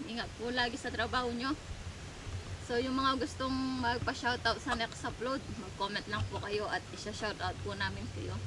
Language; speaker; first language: Filipino; native; Filipino